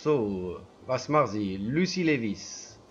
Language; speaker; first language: German; non-native, learner; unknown